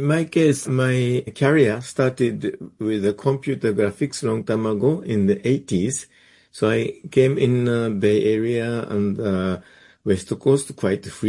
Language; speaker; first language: English; non-native, fluent; Japanese